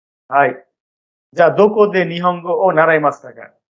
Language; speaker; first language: Japanese; non-native, fluent; Bangla